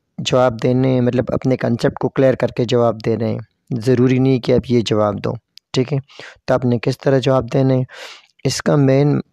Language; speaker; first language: Urdu; non-native, local second language; Pashto